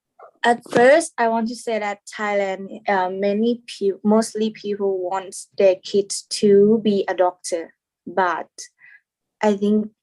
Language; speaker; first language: English; non-native, learner; Thai